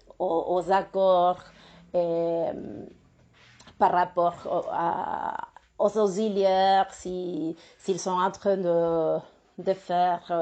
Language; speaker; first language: French; non-native, fluent; Spanish